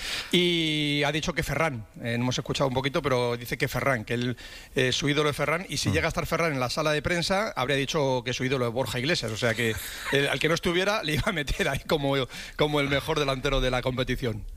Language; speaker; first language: Spanish; native; Spanish